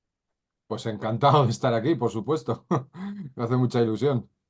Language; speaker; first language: Spanish; native; Spanish